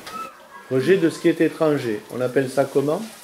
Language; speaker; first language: French; native; French